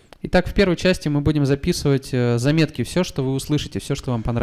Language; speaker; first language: Russian; native; Russian